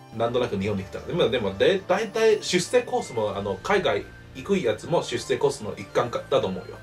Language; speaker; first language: Japanese; non-native, fluent; Chinese